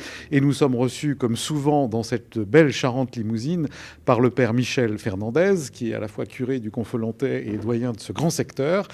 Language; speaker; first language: French; native; French